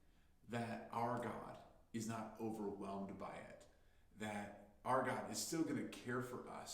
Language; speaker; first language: English; native; English